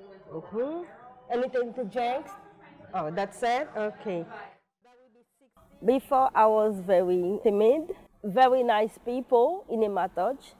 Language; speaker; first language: English; non-native, learner; Haitian Creole